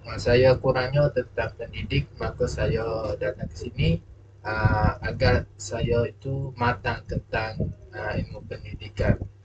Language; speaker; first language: Malay; native; Malay